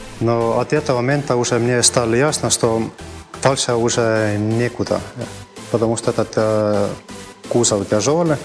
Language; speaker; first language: Russian; non-native, fluent; Estonian